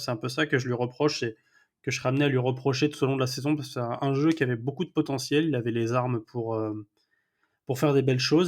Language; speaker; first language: French; native; French